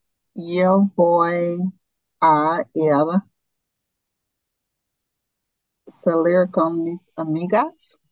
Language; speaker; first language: Spanish; non-native, learner; English